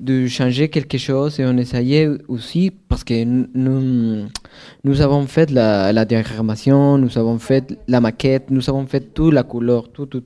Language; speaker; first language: French; non-native, fluent; Spanish